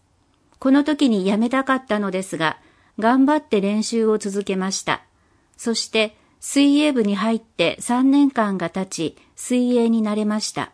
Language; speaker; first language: Japanese; non-native, fluent; English